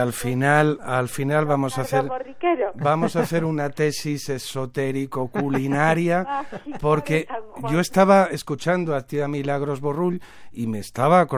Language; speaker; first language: Spanish; native; Spanish